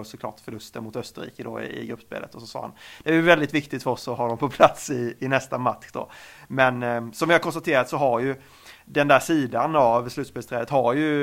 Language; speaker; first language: Swedish; native; Swedish